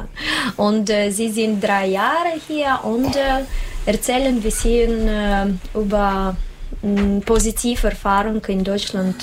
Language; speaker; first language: German; non-native, learner; Russian